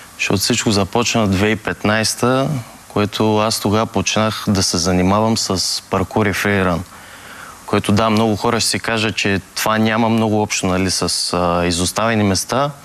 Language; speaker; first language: Bulgarian; early bilingual, other home language; Greek